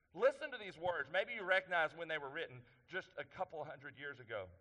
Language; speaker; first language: English; native; English